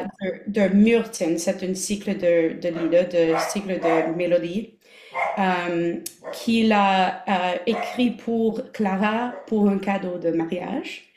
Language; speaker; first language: French; non-native, local second language; English